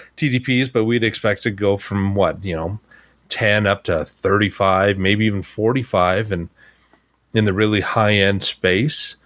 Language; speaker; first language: English; native; English